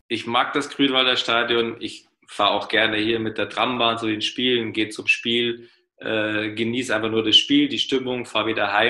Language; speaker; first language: German; native; German